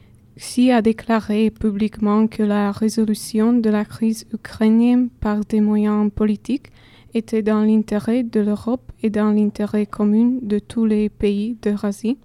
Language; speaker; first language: French; non-native, fluent; Slovak